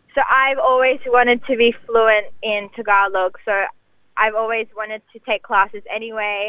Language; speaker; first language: English; native; English